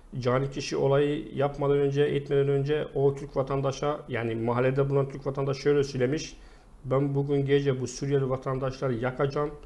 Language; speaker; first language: Turkish; non-native, fluent; Arabic